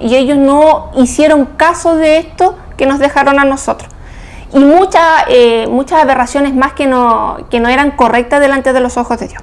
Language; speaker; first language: Spanish; native; Spanish